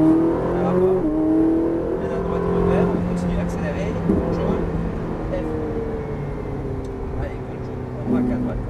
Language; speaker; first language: French; native; French